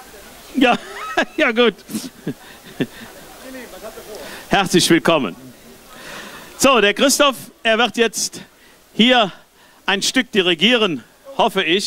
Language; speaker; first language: German; native; German